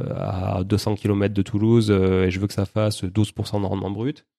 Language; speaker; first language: French; native; French